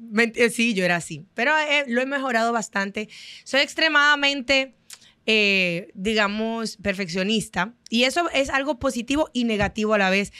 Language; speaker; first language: Spanish; non-native, fluent; Haitian Creole